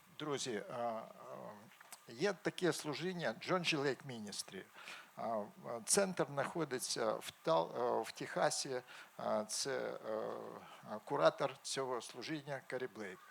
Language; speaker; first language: Ukrainian; non-native, local second language; Russian